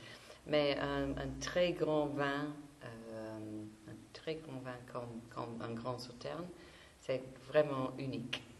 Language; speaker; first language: French; non-native, fluent; English